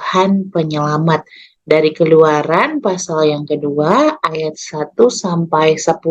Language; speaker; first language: Indonesian; native; Indonesian